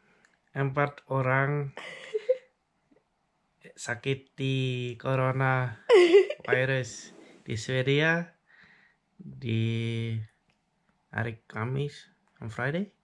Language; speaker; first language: Indonesian; non-native, learner; Swedish